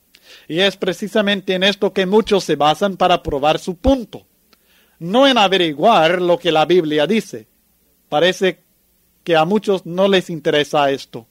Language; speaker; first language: Spanish; native; Spanish